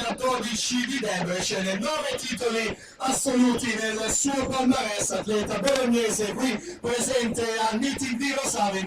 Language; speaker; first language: Italian; native; Italian